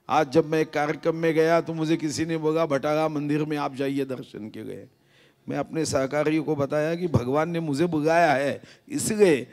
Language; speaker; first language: Hindi; non-native, local second language; Marathi